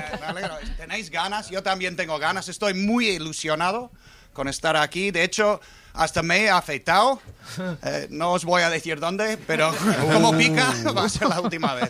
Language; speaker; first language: Spanish; non-native, fluent; English